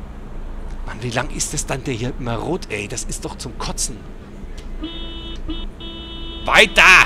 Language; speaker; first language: German; native; German